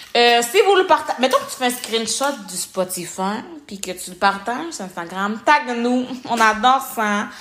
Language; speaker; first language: French; native; French